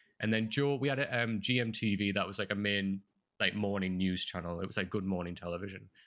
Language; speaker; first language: English; native; English